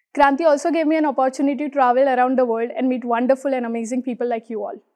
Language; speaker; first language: English; non-native, local second language; Hindi